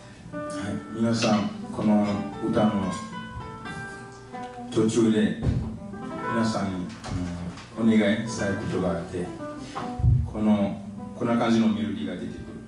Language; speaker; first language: Japanese; non-native, fluent; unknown